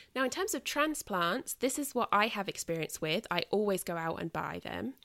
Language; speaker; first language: English; native; English